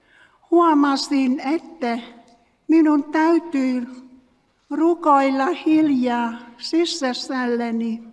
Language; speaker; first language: Finnish; non-native, learner; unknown